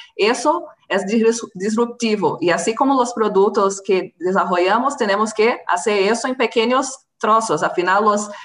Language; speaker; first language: Spanish; non-native, fluent; Portuguese